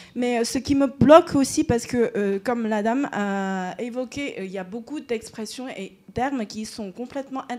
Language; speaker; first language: French; non-native, fluent; Chinese